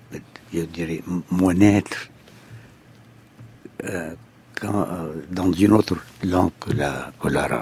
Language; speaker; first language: French; non-native, fluent; Arabic